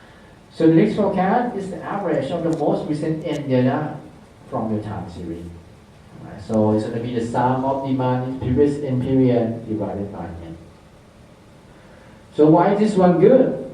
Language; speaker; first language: English; non-native, fluent; Thai